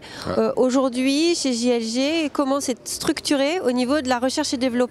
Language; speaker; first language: French; native; French